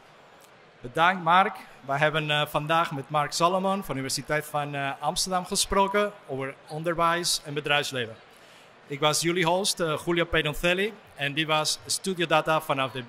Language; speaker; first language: Dutch; non-native, fluent; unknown